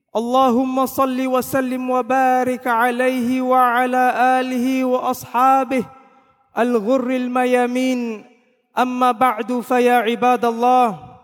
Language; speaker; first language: Arabic; non-native, fluent; Malay